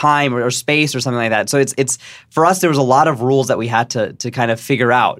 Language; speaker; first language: English; native; English